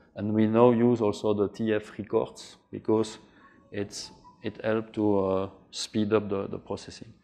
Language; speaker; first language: English; non-native, fluent; French